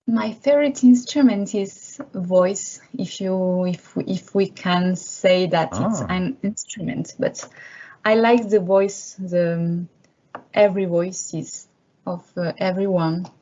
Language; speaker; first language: English; non-native, learner; French